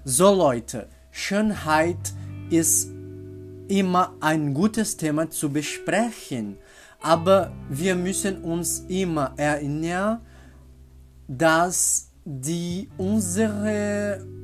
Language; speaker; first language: German; non-native, learner; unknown